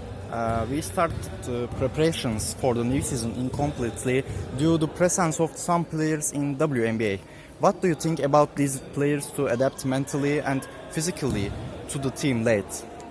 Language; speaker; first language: English; non-native, learner; Turkish